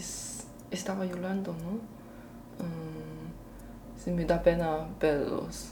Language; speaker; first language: Spanish; non-native, learner; Chinese